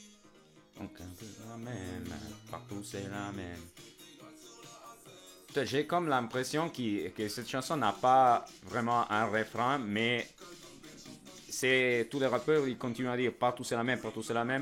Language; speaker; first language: French; non-native, fluent; Italian